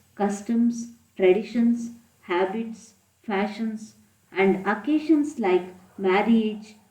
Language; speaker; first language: English; non-native, local second language; Kannada